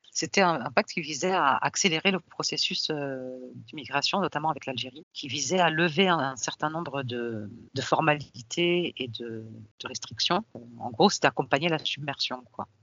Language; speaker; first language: French; early bilingual, other home language; Arabic